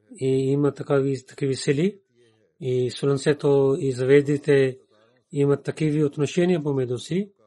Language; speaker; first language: Bulgarian; non-native, learner; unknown